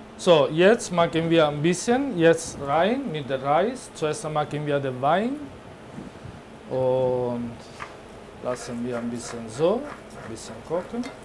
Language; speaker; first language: German; non-native, learner; Italian